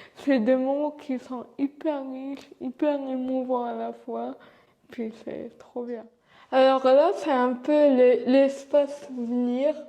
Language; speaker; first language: French; early bilingual, other home language; Arabic